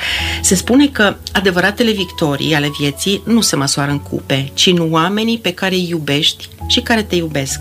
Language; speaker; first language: Romanian; native; Romanian